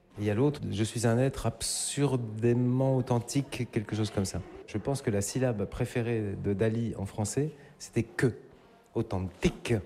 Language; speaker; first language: French; native; French